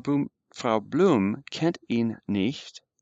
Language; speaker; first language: German; non-native, fluent; English